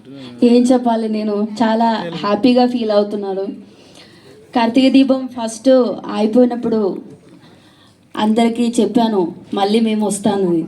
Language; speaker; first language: Telugu; non-native, local second language; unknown